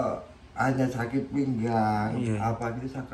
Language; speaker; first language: Indonesian; non-native, local second language; Javanese